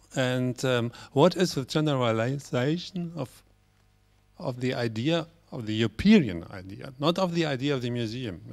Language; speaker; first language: English; non-native, fluent; German